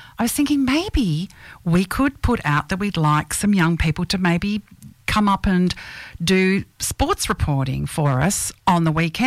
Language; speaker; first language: English; native; English